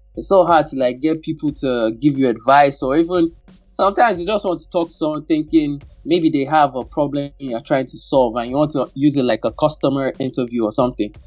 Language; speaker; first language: English; non-native, local second language; Yoruba